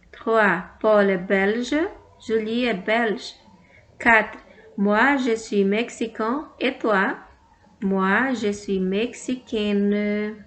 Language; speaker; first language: French; non-native, fluent; Portuguese